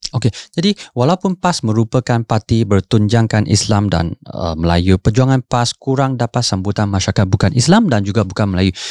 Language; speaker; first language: Malay; non-native, local second language; Chinese